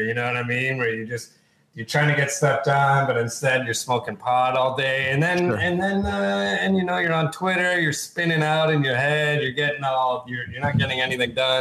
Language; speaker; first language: English; native; English